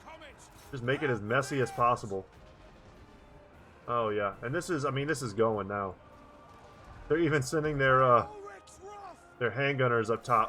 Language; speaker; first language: English; native; English